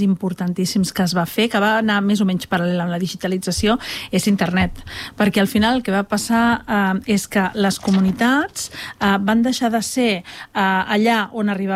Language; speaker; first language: Catalan; native; Catalan